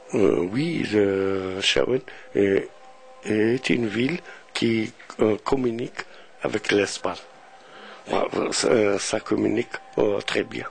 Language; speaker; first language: French; non-native, local second language; Arabic